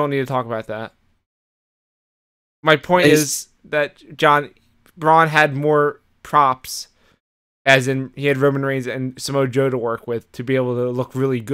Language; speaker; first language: English; native; English